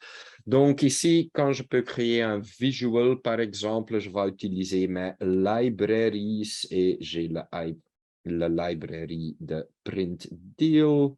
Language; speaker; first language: French; non-native, local second language; Dutch